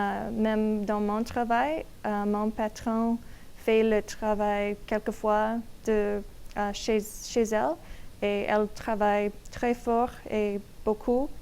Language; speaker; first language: French; non-native, learner; English